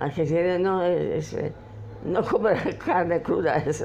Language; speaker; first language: Spanish; non-native, fluent; Polish